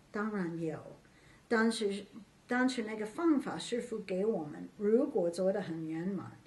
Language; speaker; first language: Chinese; non-native, fluent; English